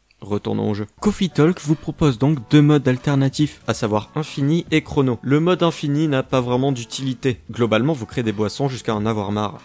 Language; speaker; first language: French; native; French